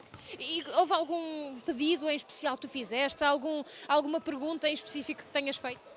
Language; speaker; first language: Portuguese; native; Portuguese